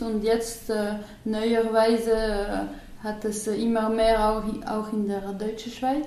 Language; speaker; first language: German; non-native, local second language; French